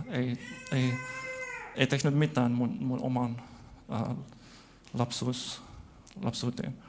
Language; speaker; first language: Finnish; non-native, fluent; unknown